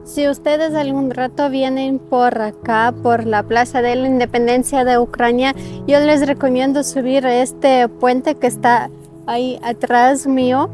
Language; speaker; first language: Spanish; non-native, fluent; Ukrainian